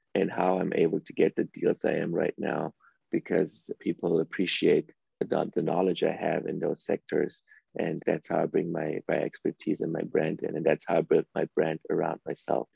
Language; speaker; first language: English; early bilingual, other home language; Persian